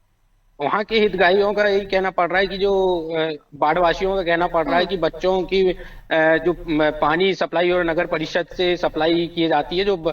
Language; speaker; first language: Hindi; native; Hindi